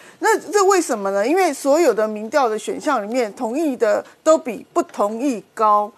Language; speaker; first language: Chinese; native; Chinese